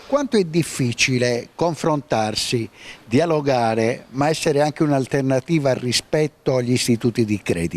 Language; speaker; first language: Italian; native; Italian